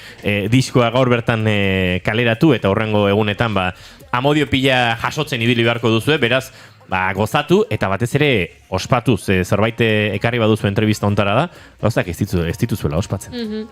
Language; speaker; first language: Basque; native; Basque